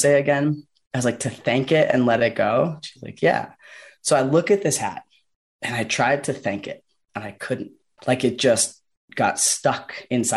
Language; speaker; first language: English; native; English